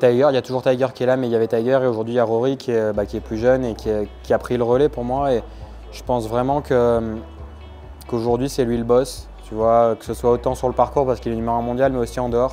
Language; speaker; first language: French; native; French